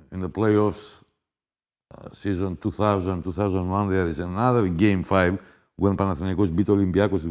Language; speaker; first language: English; non-native, fluent; Greek